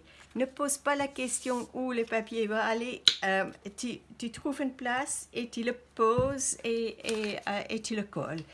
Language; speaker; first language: French; non-native, fluent; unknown